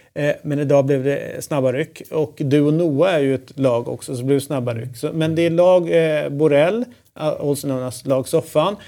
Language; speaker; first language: Swedish; native; Swedish